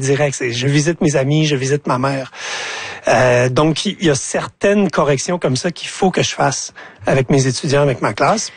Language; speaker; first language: French; native; French